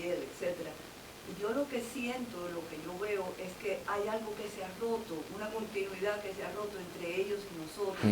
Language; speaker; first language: Spanish; native; Spanish